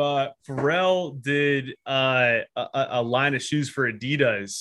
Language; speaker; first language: English; native; English